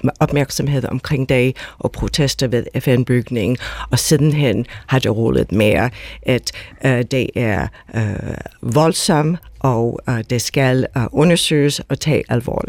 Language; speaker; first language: Danish; non-native, fluent; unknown